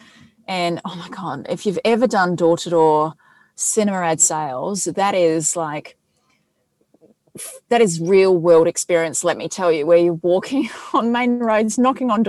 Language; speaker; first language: English; native; English